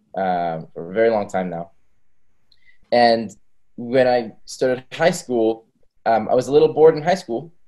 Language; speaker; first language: English; early bilingual, other home language; Hebrew